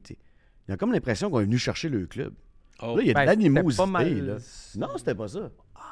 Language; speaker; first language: French; native; French